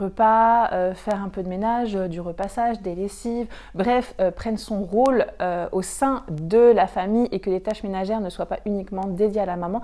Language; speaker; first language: French; native; French